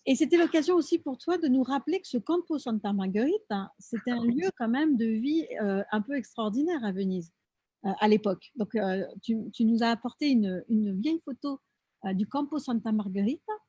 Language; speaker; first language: French; native; French